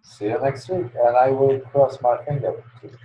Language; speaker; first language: English; non-native, learner; Polish